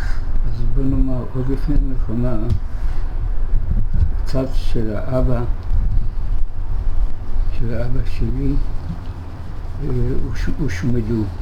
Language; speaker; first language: Hebrew; early bilingual, other home language; German